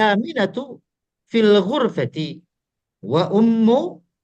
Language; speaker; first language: Arabic; non-native, fluent; Indonesian